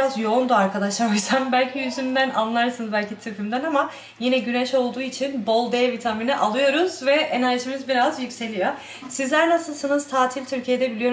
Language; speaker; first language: Turkish; native; Turkish